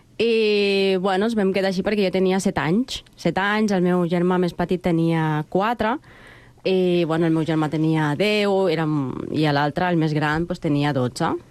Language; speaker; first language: Catalan; early bilingual, other home language; Spanish